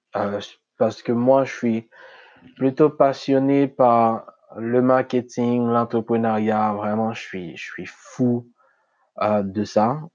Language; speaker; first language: French; non-native, local second language; Haitian Creole